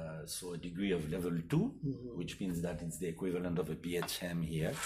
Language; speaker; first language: English; non-native, fluent; French